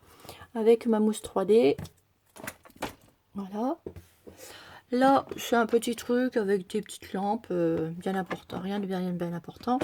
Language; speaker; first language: French; native; French